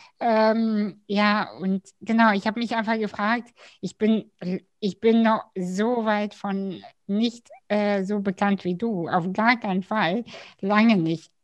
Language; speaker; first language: German; early bilingual, other home language; Russian